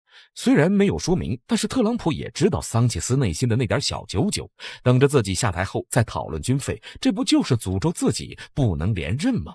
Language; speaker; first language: Chinese; native; Chinese